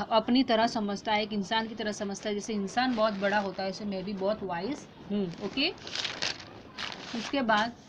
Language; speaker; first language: Hindi; non-native, local second language; Gujarati